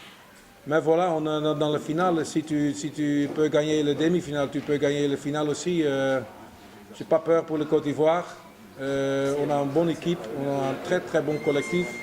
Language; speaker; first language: French; non-native, fluent; Dutch